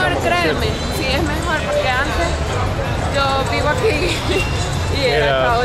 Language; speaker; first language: Spanish; native; Spanish